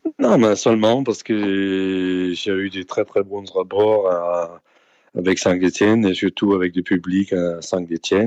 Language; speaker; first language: French; non-native, fluent; Danish